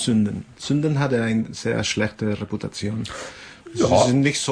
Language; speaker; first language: German; non-native, fluent; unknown